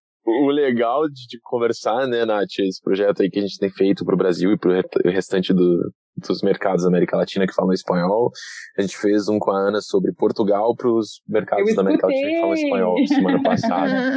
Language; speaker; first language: Portuguese; native; Portuguese